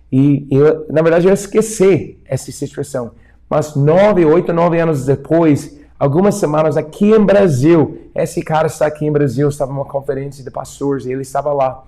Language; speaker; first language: Portuguese; non-native, fluent; English